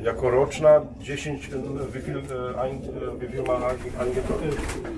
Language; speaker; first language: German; non-native, fluent; Polish